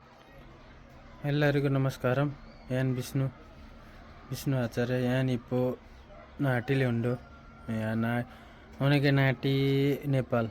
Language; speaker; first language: Malayalam; non-native, learner; Nepali